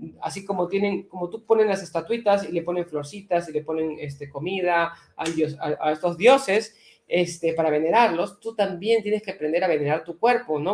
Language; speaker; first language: Spanish; native; Spanish